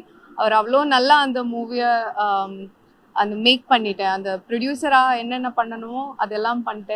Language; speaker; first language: Tamil; non-native, fluent; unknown